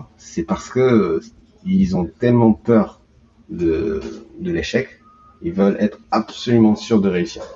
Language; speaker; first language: French; early bilingual, heritage; French